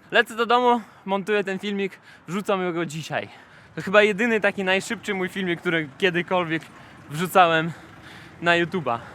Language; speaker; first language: Polish; non-native, fluent; Russian